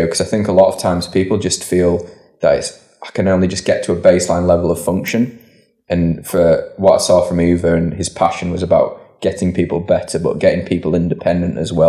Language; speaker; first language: English; native; English